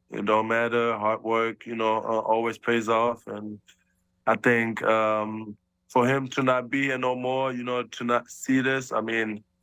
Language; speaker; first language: English; early bilingual, other home language; German